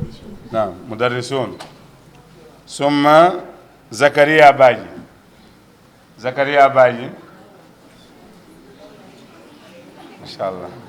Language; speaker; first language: Arabic; non-native, fluent; Wolof